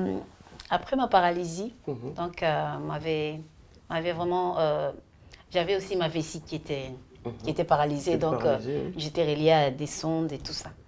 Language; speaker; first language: French; non-native, local second language; Lingala